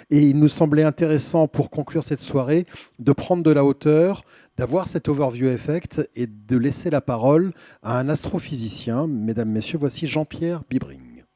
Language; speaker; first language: French; native; French